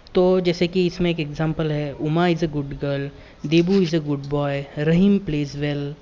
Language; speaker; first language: Hindi; non-native, local second language; Marathi